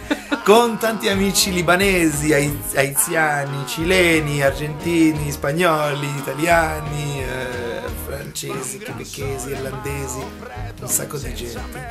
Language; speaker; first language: Italian; early bilingual, heritage; Italian